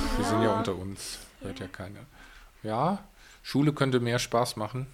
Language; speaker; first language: German; native; German